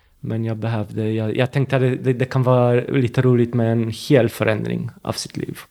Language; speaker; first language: Swedish; non-native, fluent; Romanian